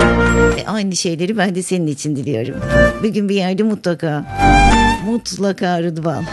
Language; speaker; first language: Turkish; native; Turkish